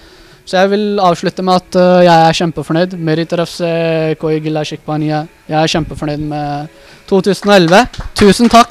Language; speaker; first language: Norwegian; early bilingual, other home language; Urdu